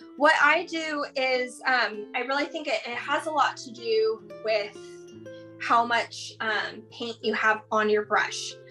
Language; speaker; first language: English; native; English